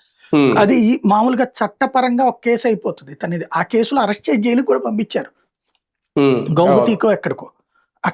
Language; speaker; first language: Telugu; native; Telugu